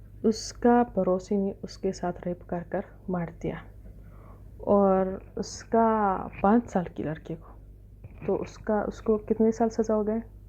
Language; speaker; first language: Hindi; non-native, fluent; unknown